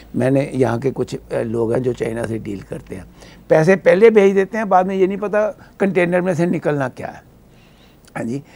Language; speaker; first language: Hindi; native; Hindi